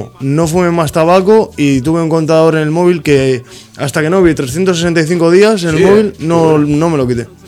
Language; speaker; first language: Spanish; native; Spanish